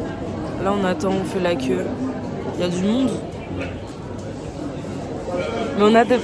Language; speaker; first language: French; native; French